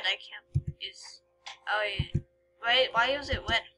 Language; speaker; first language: English; native; English